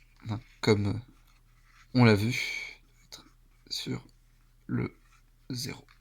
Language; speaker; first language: French; native; French